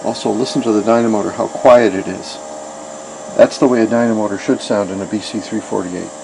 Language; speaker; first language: English; native; English